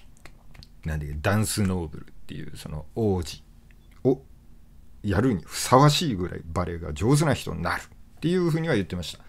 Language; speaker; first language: Japanese; native; Japanese